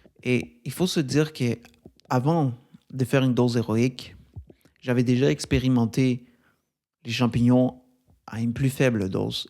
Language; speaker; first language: French; native; French